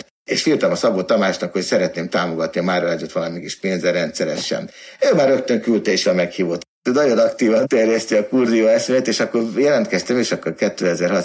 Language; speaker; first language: Hungarian; native; Hungarian